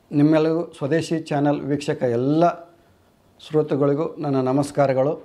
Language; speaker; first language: Kannada; non-native, local second language; Telugu